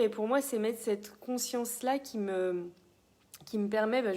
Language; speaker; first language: French; native; French